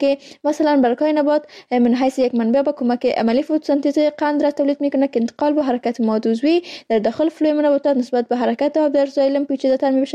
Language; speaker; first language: Persian; native; Persian